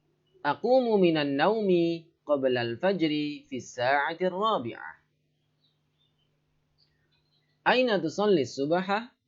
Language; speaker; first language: Arabic; non-native, fluent; Indonesian